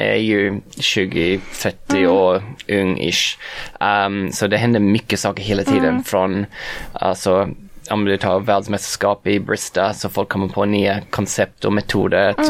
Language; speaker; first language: Swedish; non-native, fluent; English